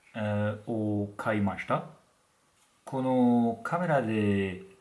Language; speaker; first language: Japanese; non-native, learner; French